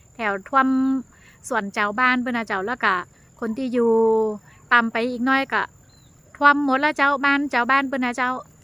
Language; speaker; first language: Thai; native; Thai